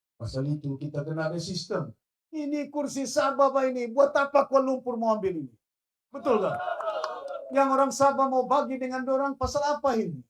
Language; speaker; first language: Malay; non-native, local second language; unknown